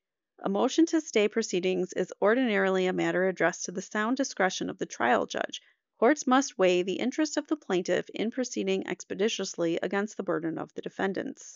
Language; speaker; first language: English; native; English